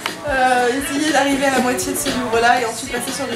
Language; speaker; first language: French; native; French